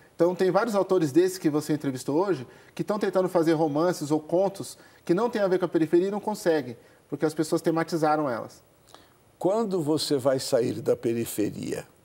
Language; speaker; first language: Portuguese; native; Portuguese